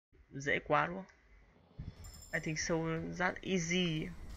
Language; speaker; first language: English; non-native, learner; Vietnamese